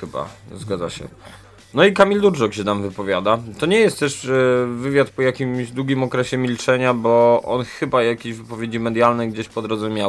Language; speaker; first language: Polish; native; Polish